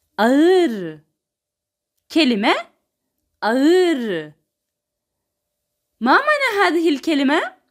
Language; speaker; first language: Arabic; non-native, fluent; Turkish